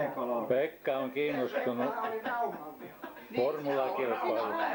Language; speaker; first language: Finnish; native; Finnish